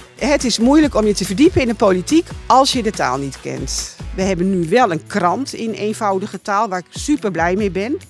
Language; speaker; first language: Dutch; native; Dutch